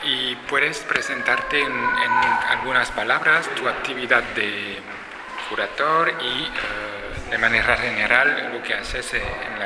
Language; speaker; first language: Spanish; non-native, fluent; French